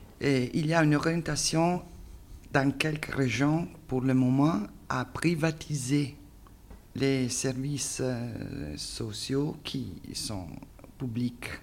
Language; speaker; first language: French; non-native, learner; Italian